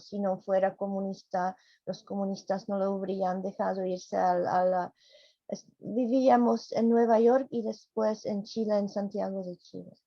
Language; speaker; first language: Spanish; non-native, fluent; Czech